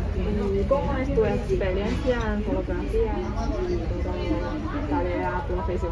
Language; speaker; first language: Spanish; non-native, learner; Chinese